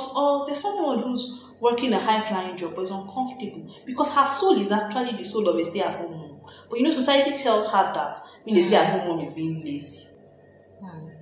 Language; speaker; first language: English; non-native, local second language; Yoruba